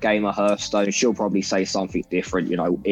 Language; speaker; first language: English; native; English